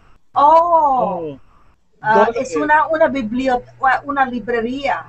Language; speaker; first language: Spanish; non-native, learner; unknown